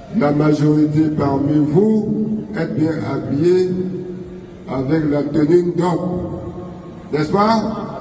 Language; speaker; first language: French; non-native, local second language; Ghomala